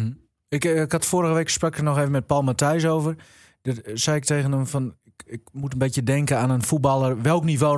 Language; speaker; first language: Dutch; native; Dutch